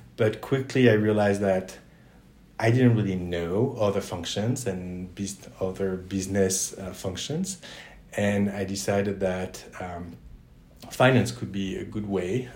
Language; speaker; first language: English; non-native, fluent; French